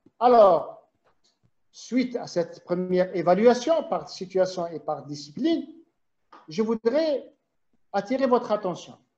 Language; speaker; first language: French; non-native, local second language; Arabic